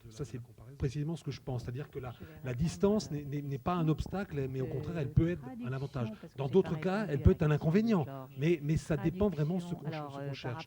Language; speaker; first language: French; native; French